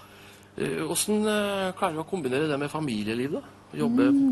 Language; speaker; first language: Norwegian; native; Norwegian